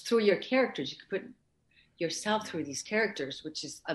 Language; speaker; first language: English; early bilingual, other home language; French